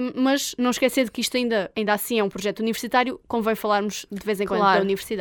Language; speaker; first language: Portuguese; native; Portuguese